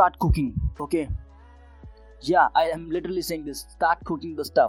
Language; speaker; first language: English; non-native, local second language; Hindi